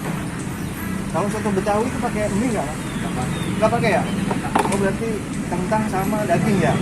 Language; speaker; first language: Indonesian; non-native, local second language; Sundanese